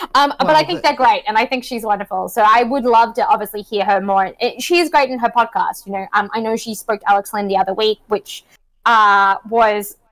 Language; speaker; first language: English; native; English